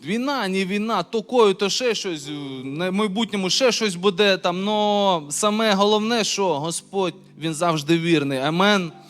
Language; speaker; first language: Ukrainian; non-native, local second language; Russian